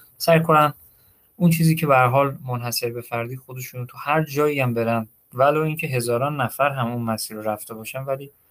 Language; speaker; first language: Persian; native; Persian